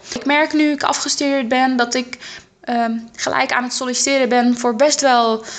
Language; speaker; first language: Dutch; early bilingual, other home language; Arabic